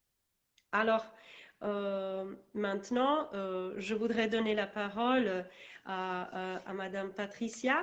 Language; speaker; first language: French; non-native, learner; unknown